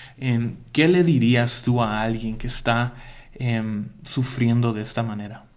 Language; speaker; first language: Spanish; early bilingual, heritage; Spanish